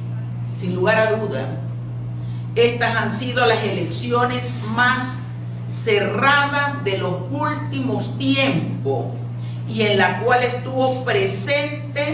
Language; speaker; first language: Spanish; native; Spanish